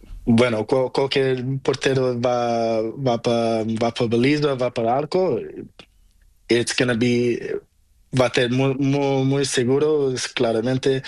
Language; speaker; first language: Spanish; non-native, learner; Portuguese